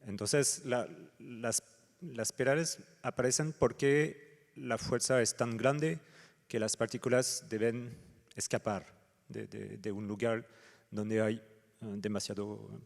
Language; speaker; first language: Spanish; non-native, fluent; French